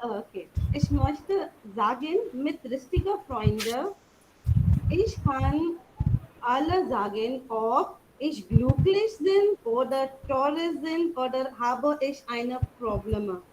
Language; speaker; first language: German; non-native, learner; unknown